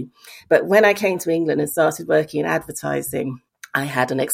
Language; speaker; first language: English; native; English